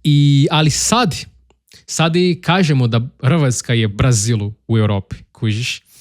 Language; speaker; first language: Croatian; non-native, learner; Portuguese